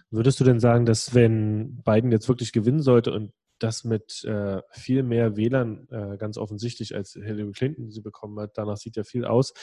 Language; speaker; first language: German; non-native, fluent; English